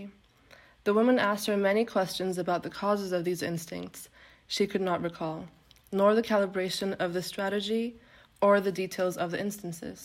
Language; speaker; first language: English; non-native, fluent; Turkish